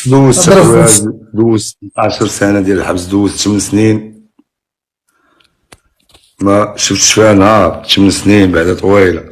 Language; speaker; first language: Arabic; native; Arabic